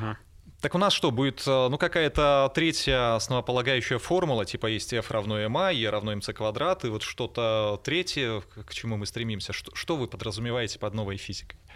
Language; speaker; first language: Russian; native; Russian